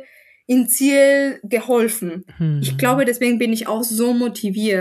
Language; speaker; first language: German; non-native, fluent; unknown